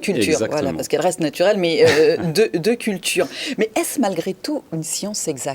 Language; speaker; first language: French; native; French